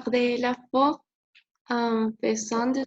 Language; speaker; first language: French; non-native, learner; Spanish